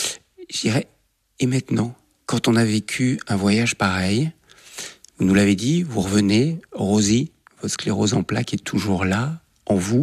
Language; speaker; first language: French; native; French